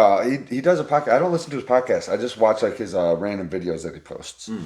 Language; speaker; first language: English; native; English